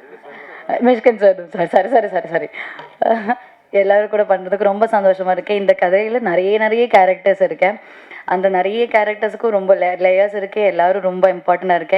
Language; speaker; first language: Tamil; non-native, learner; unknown